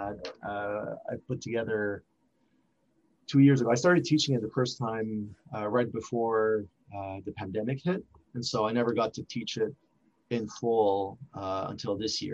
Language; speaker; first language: English; non-native, fluent; French